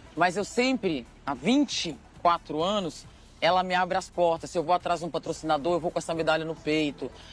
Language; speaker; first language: Portuguese; native; Portuguese